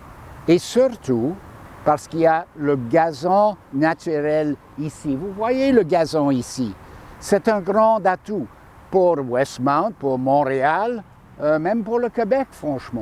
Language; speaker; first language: French; non-native, fluent; English